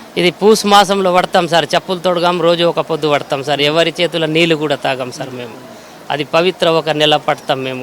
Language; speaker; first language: Telugu; non-native, local second language; Gondi